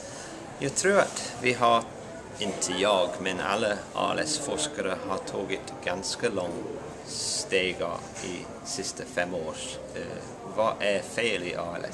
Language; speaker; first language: Swedish; non-native, learner; English